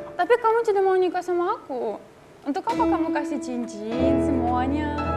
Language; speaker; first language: Indonesian; non-native, learner; Russian